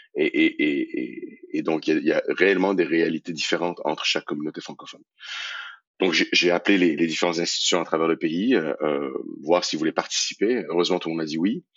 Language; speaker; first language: French; early bilingual, other home language; Persian